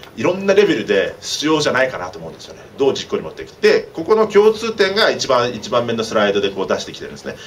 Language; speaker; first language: Japanese; early bilingual, heritage; Japanese